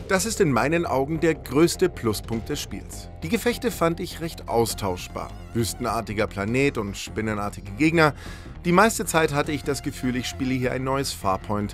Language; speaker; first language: German; native; German